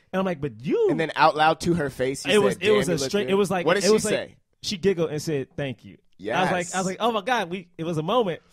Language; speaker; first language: English; native; English